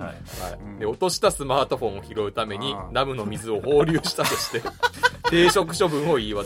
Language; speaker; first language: Japanese; native; Japanese